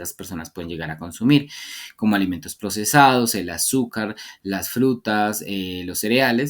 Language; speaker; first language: Spanish; native; Spanish